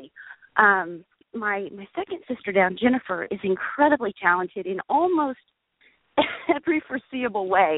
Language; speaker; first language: English; native; English